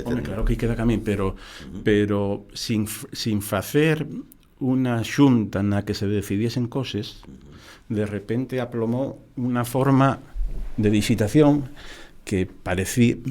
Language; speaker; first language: Spanish; native; Spanish